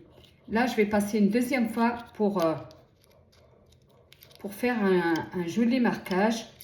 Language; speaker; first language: French; native; French